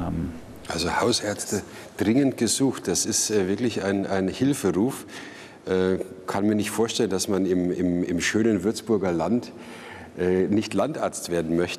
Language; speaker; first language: German; native; German